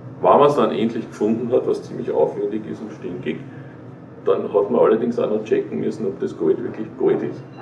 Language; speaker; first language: German; native; German